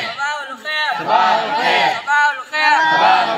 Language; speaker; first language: Arabic; non-native, learner; Indonesian